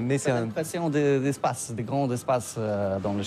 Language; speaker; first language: French; non-native, learner; Polish